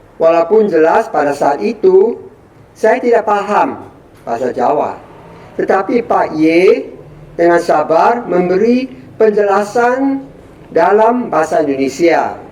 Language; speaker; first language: Indonesian; non-native, fluent; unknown